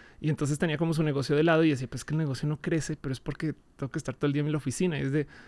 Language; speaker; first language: Spanish; native; Spanish